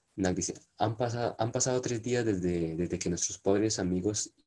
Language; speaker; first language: Spanish; non-native, local second language; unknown